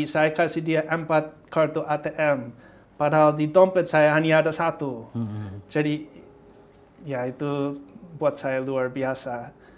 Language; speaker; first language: Indonesian; non-native, fluent; English